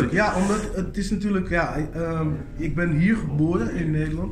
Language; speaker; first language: Dutch; native; Dutch